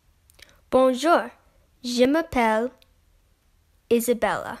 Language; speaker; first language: French; non-native, learner; English